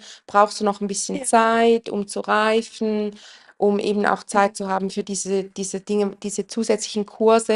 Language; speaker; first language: German; native; German